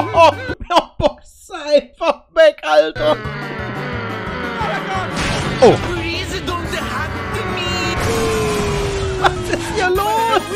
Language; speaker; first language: German; native; German